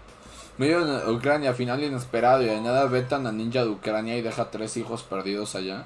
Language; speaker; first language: Spanish; native; Spanish